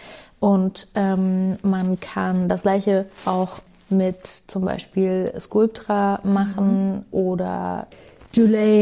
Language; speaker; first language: German; native; German